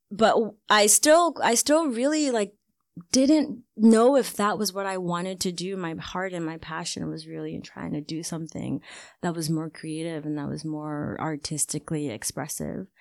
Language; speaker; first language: English; early bilingual, other home language; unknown